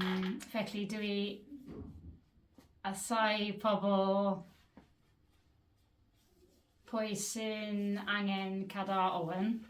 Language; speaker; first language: Welsh; non-native, learner; English